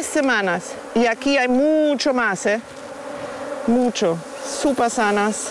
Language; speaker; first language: Spanish; non-native, fluent; German